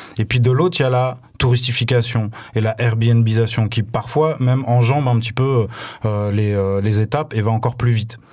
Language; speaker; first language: French; native; French